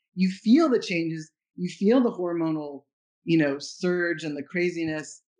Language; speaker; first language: English; native; English